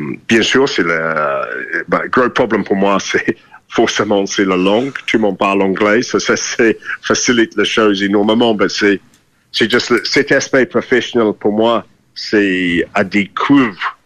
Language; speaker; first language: French; non-native, fluent; English